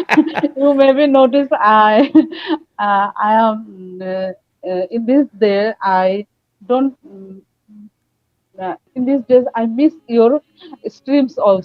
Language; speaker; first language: English; non-native, learner; Bangla